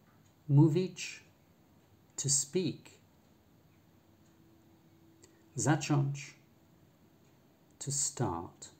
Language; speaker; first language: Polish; non-native, learner; English